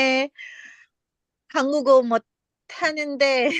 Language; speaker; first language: Korean; non-native, learner; English